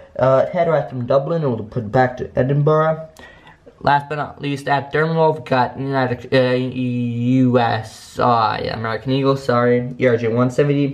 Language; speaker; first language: English; non-native, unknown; Polish